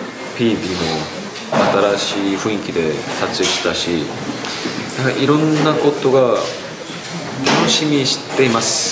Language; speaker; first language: Japanese; non-native, fluent; Korean